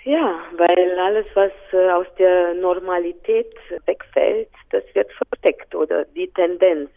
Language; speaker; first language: German; non-native, local second language; Romanian